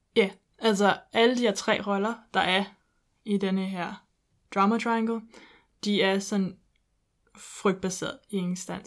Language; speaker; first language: Danish; early bilingual, heritage; Danish